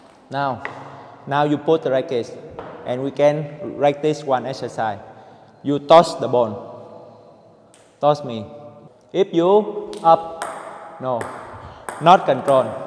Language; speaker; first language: English; non-native, learner; Vietnamese